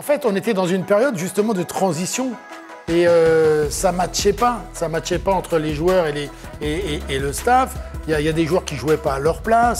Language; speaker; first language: French; native; French